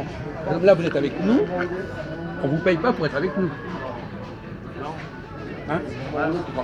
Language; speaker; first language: French; native; French